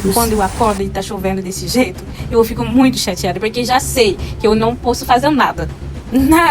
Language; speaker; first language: Portuguese; non-native, fluent; French